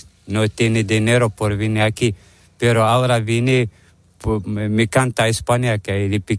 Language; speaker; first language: Spanish; non-native, learner; Arabic